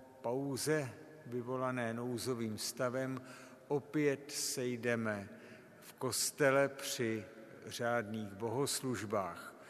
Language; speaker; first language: Czech; native; Czech